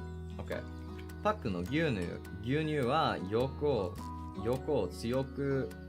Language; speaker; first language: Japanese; non-native, learner; English